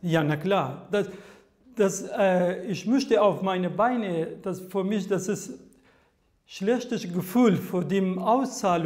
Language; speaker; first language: German; non-native, learner; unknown